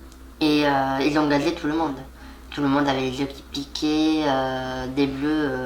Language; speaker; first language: French; native; French